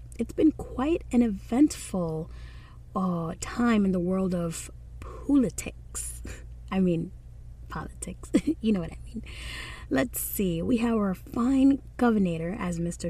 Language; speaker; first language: English; non-native, fluent; Spanish